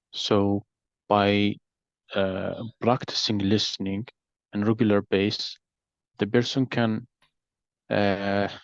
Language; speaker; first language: English; non-native, learner; Arabic